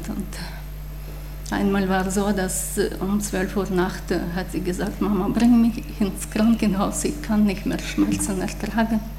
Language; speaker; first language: German; non-native, learner; Russian